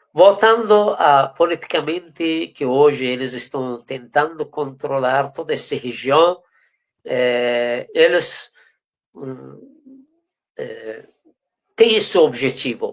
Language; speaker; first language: Portuguese; non-native, fluent; Persian